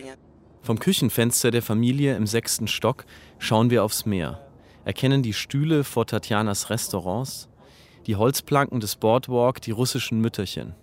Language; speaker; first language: German; native; German